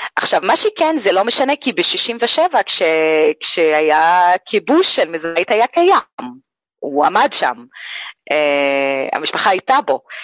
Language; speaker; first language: Hebrew; non-native, local second language; Arabic